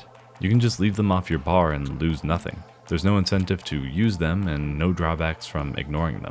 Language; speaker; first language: English; native; English